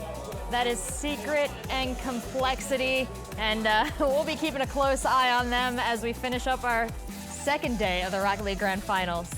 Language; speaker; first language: English; native; English